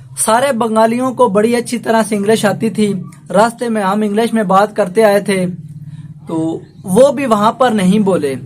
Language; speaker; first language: Urdu; non-native, local second language; Punjabi